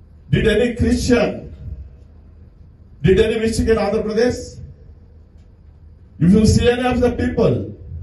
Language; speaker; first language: English; non-native, local second language; Telugu